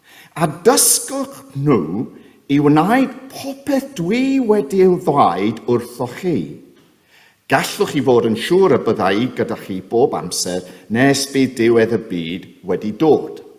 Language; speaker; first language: Welsh; non-native, fluent; English